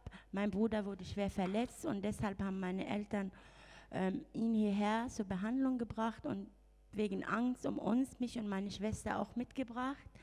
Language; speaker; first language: German; non-native, fluent; Arabic